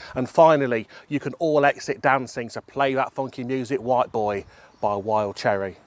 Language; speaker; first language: English; native; English